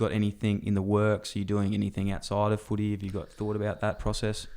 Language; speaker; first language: English; native; English